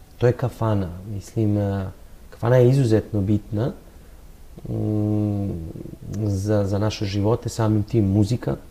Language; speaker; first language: Serbian; native; Serbian